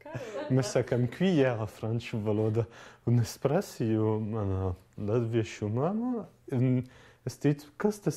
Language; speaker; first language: Latvian; non-native, learner; French